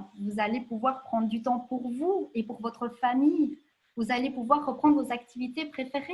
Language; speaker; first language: French; native; French